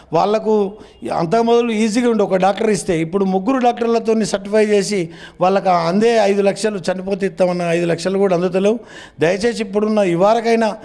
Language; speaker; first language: Telugu; native; Telugu